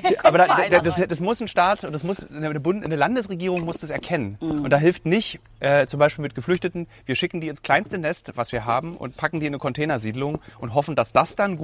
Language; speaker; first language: German; native; German